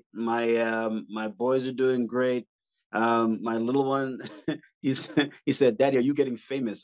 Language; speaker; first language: English; native; English